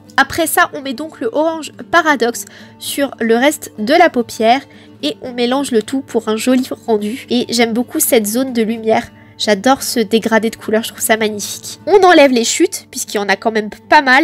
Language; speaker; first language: French; native; French